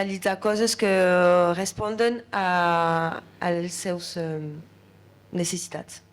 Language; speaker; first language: Catalan; non-native, local second language; French